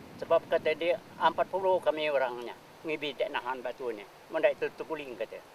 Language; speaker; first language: Malay; native; Malay